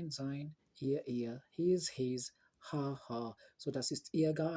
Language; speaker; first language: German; non-native, learner; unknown